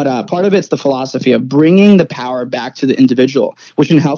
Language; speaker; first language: English; native; English